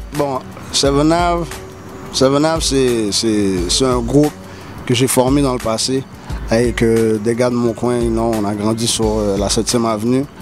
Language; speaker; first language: French; early bilingual, heritage; French